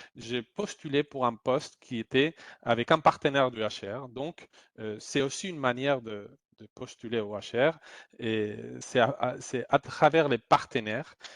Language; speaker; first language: French; non-native, fluent; Spanish